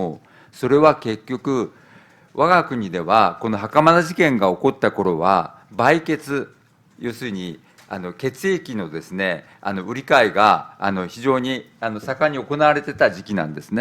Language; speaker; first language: Japanese; native; Japanese